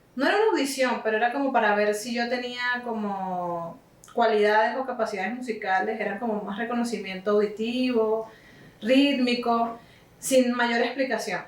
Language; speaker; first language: Spanish; native; Spanish